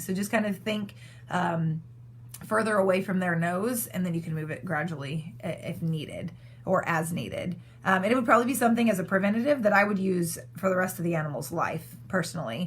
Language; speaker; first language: English; native; English